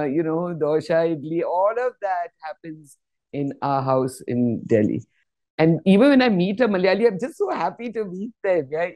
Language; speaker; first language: English; non-native, local second language; Malayalam